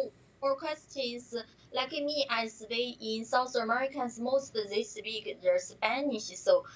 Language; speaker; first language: English; non-native, learner; Chinese